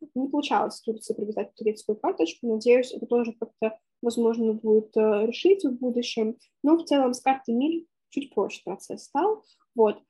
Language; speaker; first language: Russian; native; Russian